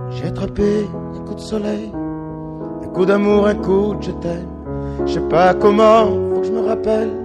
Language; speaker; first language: Italian; early bilingual, other home language; French